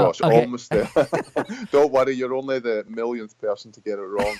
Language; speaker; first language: English; native; English